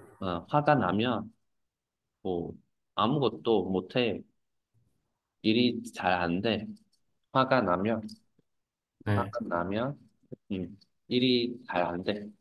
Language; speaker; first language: Korean; non-native, fluent; Vietnamese